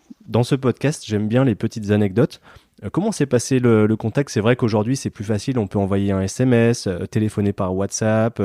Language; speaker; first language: French; native; French